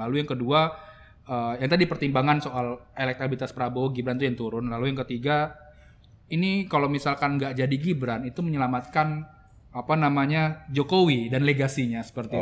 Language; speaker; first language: Indonesian; native; Indonesian